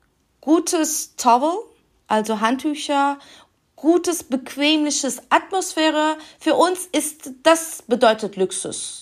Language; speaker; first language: German; non-native, fluent; Turkish